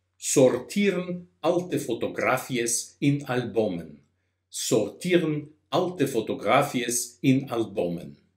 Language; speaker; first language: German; non-native, fluent; Russian